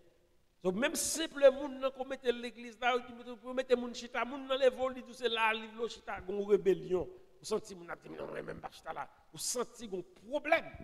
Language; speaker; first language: French; non-native, local second language; Haitian Creole